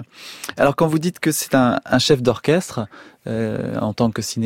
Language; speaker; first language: French; native; French